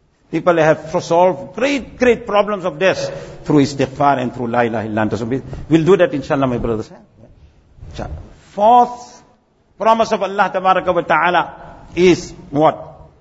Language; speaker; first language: English; native; English